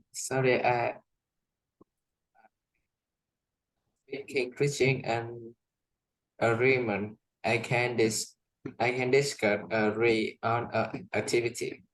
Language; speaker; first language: English; non-native, learner; Vietnamese